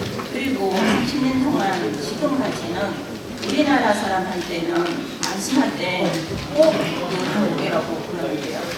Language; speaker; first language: Korean; non-native, fluent; Vietnamese